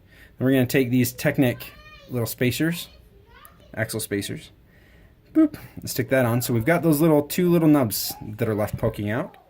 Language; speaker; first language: English; native; English